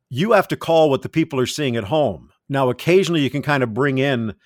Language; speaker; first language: English; native; English